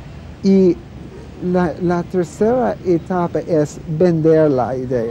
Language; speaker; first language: Spanish; non-native, fluent; English